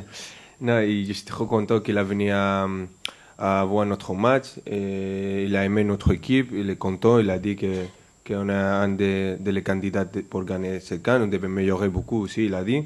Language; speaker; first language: French; non-native, fluent; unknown